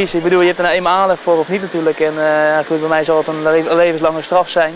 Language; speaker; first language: Dutch; native; Dutch